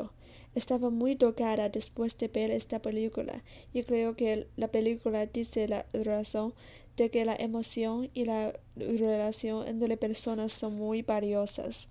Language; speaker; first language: Spanish; non-native, learner; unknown